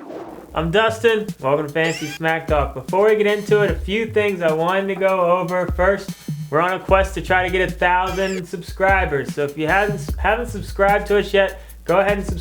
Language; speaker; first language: English; native; English